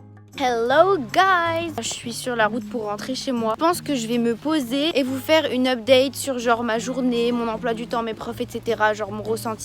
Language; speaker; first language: French; native; French